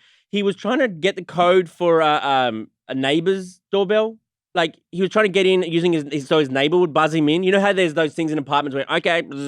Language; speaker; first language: English; native; English